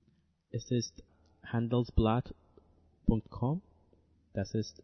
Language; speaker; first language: German; non-native, learner; English